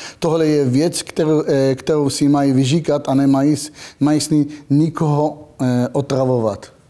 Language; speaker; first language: Czech; non-native, fluent; Hebrew